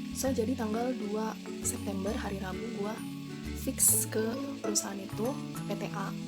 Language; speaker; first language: Indonesian; native; Indonesian